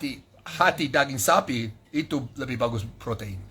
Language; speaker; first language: Indonesian; non-native, fluent; English